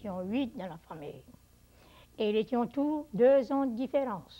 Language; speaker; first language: French; early bilingual, heritage; French